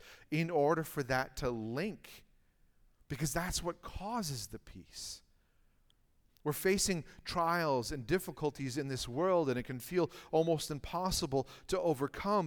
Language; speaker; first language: English; native; English